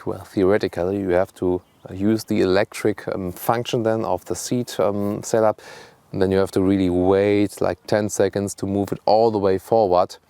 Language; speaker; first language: English; non-native, fluent; German